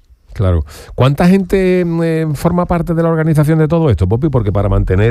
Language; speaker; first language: Spanish; native; Spanish